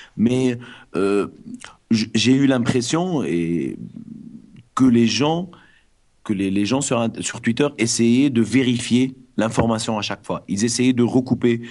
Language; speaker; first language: French; non-native, local second language; Arabic